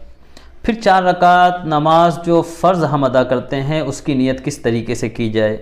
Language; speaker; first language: Urdu; native; Urdu